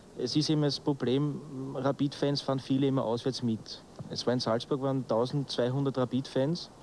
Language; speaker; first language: German; native; German